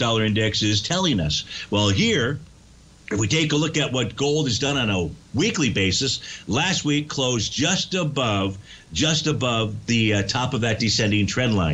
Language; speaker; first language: English; native; English